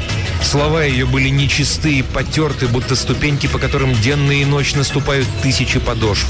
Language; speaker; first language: Russian; native; Russian